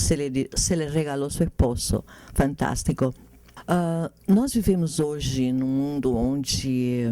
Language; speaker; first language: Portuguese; non-native, fluent; Spanish